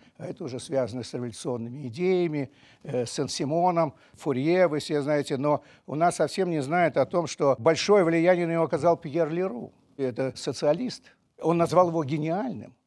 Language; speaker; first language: Russian; native; Russian